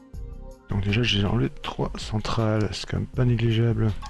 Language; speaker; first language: French; native; French